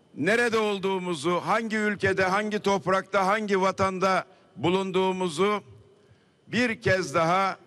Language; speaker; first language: Turkish; native; Turkish